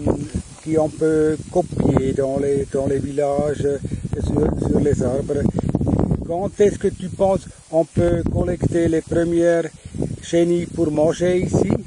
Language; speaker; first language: French; non-native, fluent; German